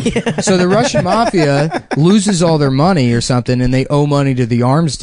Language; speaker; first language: English; native; English